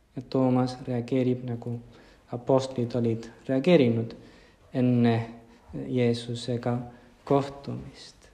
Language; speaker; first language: Estonian; non-native, fluent; Spanish